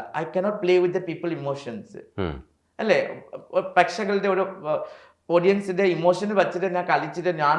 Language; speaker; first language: Malayalam; non-native, learner; Assamese